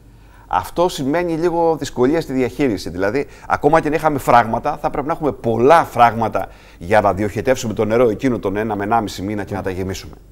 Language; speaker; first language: Greek; native; Greek